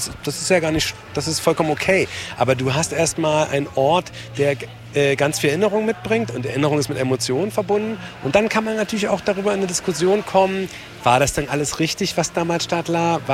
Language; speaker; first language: German; native; German